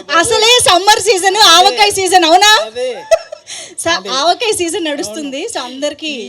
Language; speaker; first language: Telugu; native; Telugu